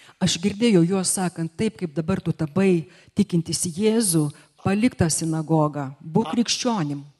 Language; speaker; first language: Lithuanian; native; Lithuanian